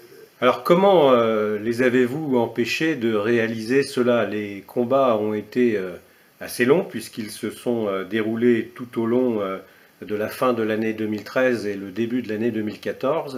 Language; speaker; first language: French; native; French